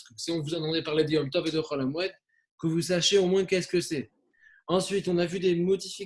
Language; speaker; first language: French; native; French